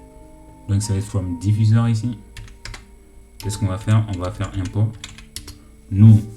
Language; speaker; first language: French; native; French